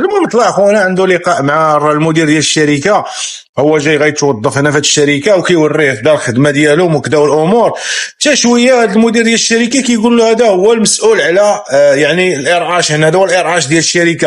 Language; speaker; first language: Arabic; native; Arabic